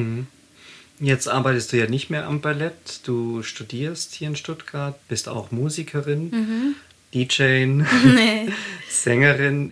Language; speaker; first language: German; native; German